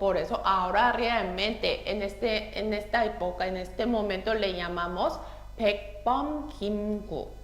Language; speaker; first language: Spanish; non-native, fluent; Korean